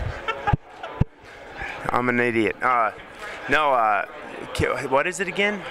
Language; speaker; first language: English; native; English